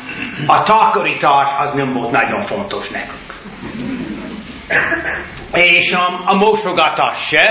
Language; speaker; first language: Hungarian; non-native, fluent; English